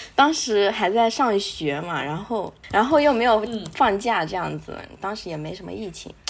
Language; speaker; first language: Chinese; native; Chinese